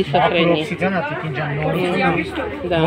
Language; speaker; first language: Russian; native; Russian